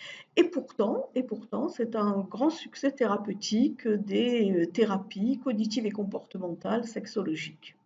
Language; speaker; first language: French; native; French